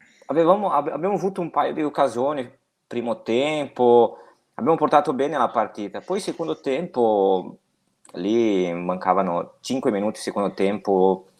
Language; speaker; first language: Italian; non-native, fluent; Portuguese